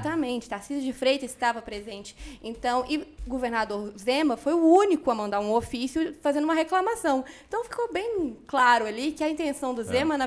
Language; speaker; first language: Portuguese; native; Portuguese